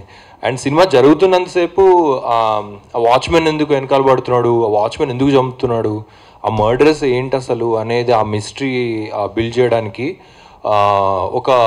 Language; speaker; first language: Telugu; native; Telugu